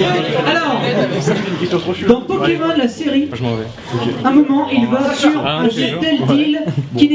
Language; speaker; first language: French; native; French